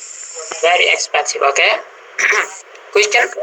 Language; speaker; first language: English; non-native, fluent; Indonesian